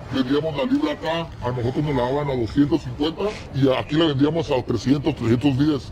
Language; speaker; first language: Spanish; native; Spanish